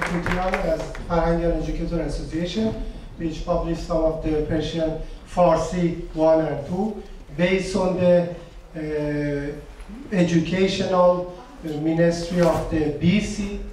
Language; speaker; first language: English; non-native, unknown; Persian